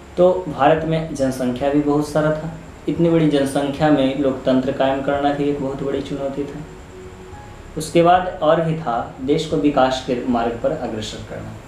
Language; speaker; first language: Hindi; native; Hindi